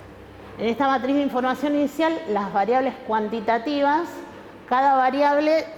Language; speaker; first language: Spanish; native; Spanish